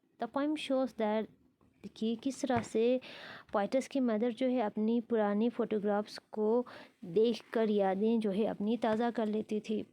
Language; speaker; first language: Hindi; non-native, local second language; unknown